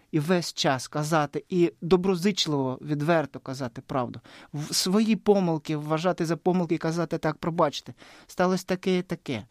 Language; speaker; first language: Ukrainian; non-native, local second language; Russian